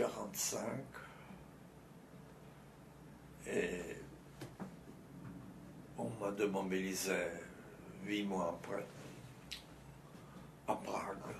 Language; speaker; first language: French; non-native, fluent; Czech